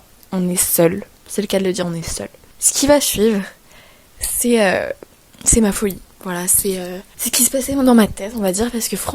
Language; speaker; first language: French; native; French